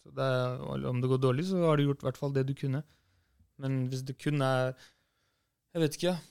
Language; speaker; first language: Norwegian; early bilingual, other home language; Kurdish